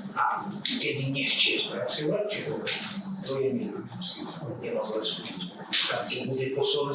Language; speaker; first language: Slovak; non-native, learner; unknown